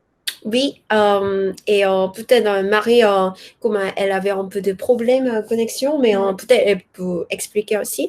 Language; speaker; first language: French; non-native, learner; Korean